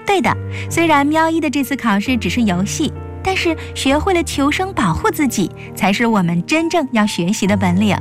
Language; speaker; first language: Chinese; native; Chinese